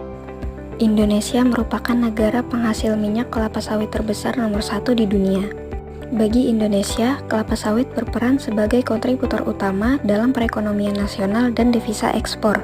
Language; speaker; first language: Indonesian; native; Indonesian